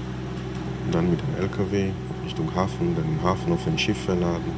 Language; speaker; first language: German; non-native, fluent; Hebrew